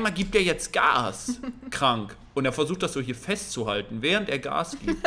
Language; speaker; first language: German; native; German